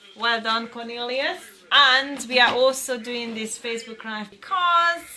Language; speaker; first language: English; non-native, fluent; Hungarian